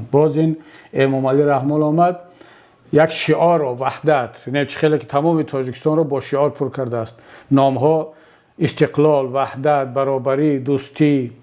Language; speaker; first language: Persian; native; Persian